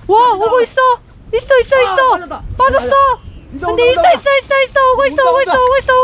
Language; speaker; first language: Korean; native; Korean